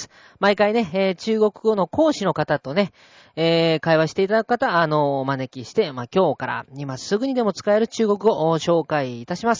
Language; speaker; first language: Japanese; native; Japanese